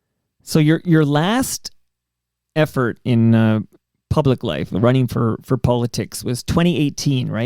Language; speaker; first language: English; native; English